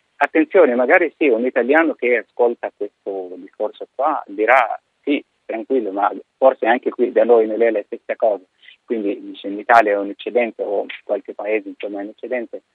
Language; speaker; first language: Italian; non-native, fluent; Arabic